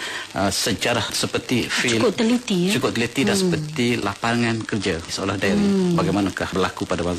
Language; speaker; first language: Malay; native; Malay